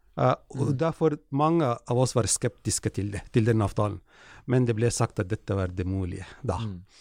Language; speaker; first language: Norwegian; non-native, fluent; Arabic